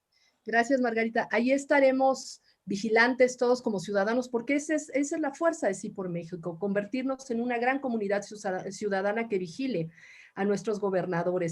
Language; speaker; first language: Spanish; native; Spanish